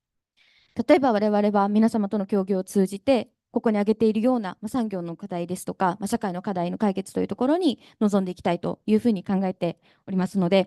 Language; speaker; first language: Japanese; native; Japanese